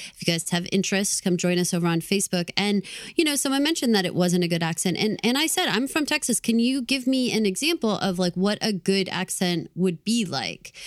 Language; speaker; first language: English; native; English